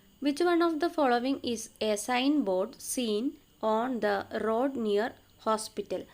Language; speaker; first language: English; non-native, local second language; Malayalam